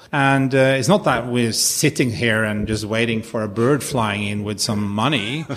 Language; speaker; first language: English; non-native, fluent; Norwegian